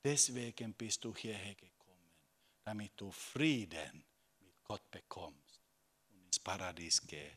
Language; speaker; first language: German; non-native, fluent; Finnish